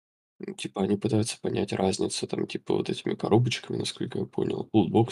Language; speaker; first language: Russian; native; Russian